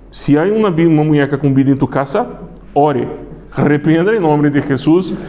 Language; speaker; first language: Spanish; non-native, learner; Portuguese